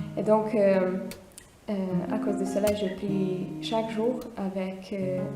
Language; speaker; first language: French; non-native, fluent; Hungarian